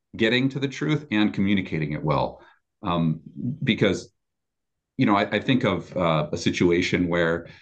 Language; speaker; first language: English; native; English